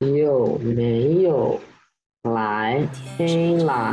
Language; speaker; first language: Chinese; non-native, learner; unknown